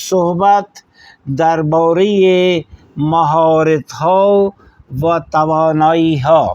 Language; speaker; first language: Persian; non-native, fluent; Urdu